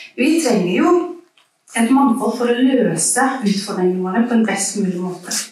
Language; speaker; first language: Norwegian; early bilingual, other home language; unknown